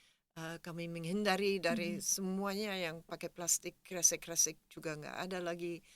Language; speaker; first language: Indonesian; non-native, fluent; Dutch